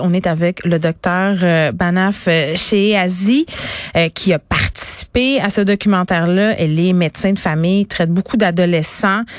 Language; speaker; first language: French; native; French